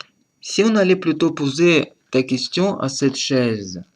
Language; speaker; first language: French; non-native, learner; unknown